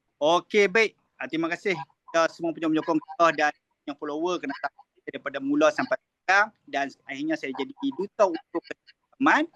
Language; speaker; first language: Malay; native; Malay